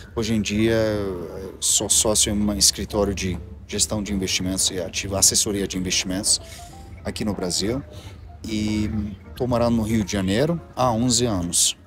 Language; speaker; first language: Portuguese; non-native, learner; Armenian